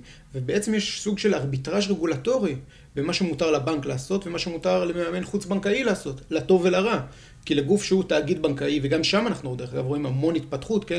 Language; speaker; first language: Hebrew; native; Hebrew